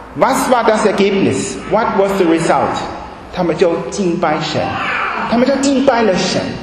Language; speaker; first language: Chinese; non-native, fluent; German